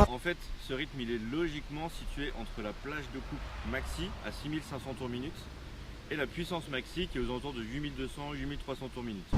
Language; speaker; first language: French; native; French